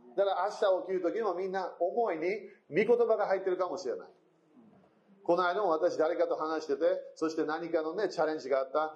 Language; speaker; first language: Japanese; non-native, fluent; English